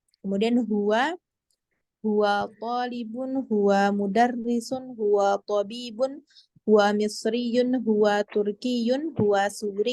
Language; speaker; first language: Arabic; non-native, fluent; Indonesian